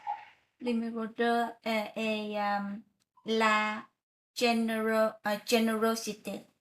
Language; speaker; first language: French; non-native, learner; Vietnamese